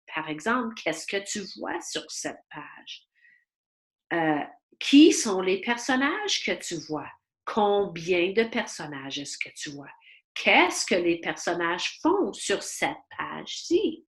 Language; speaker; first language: French; non-native, fluent; English